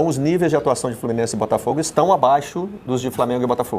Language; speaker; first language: Portuguese; native; Portuguese